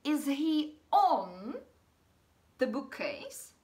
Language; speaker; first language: English; non-native, fluent; Czech